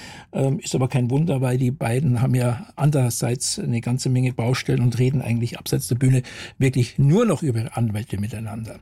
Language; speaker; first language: German; native; German